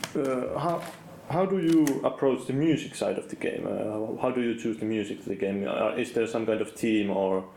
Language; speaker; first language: English; non-native, fluent; Finnish